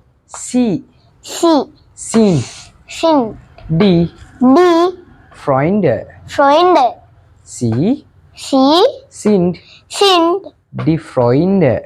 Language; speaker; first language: German; non-native, learner; Sinhala